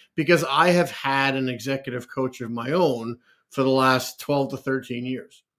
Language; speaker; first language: English; native; English